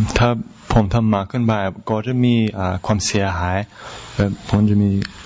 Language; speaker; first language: Thai; non-native, learner; English